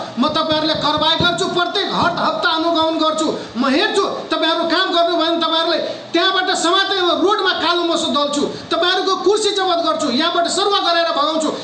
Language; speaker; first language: Nepali; non-native, local second language; Maithili